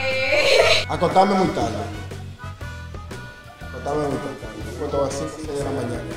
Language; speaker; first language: Spanish; native; Spanish